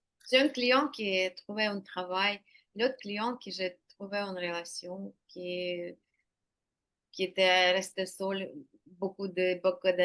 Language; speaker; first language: French; non-native, learner; Ukrainian